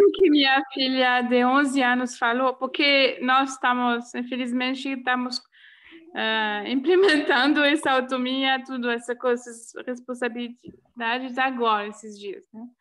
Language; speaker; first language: Portuguese; non-native, fluent; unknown